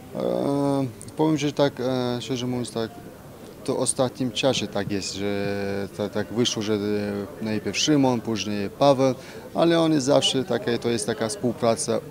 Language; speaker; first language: Polish; non-native, fluent; Russian